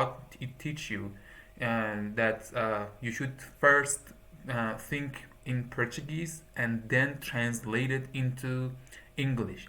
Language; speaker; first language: English; non-native, fluent; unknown